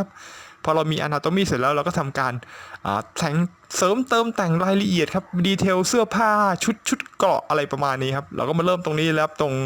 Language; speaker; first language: Thai; native; Thai